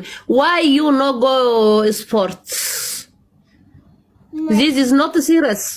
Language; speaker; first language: English; non-native, learner; Amharic